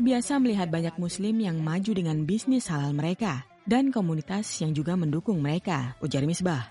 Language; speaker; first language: Indonesian; native; Indonesian